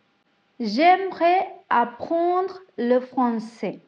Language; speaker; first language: French; non-native, fluent; Tamil